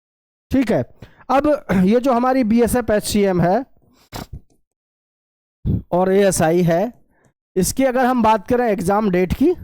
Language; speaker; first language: Hindi; native; Hindi